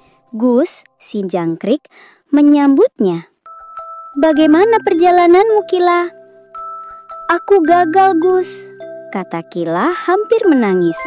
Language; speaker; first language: Indonesian; native; Indonesian